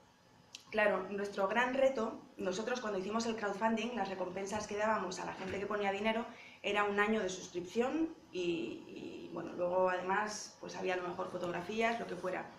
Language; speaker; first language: Spanish; native; Spanish